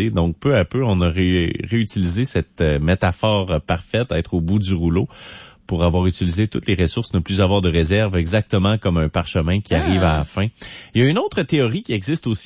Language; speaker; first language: French; native; French